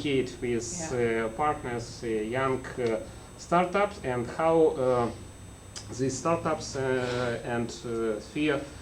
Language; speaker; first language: English; non-native, learner; Russian